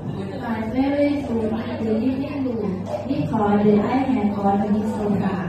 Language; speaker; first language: English; non-native, learner; Thai